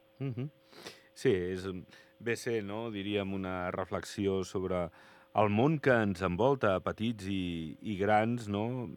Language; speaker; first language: Catalan; native; Catalan